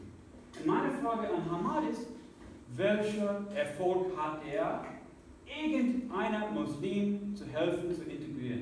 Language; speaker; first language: German; non-native, fluent; English